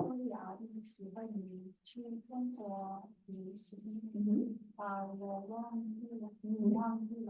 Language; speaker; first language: Chinese; non-native, learner; English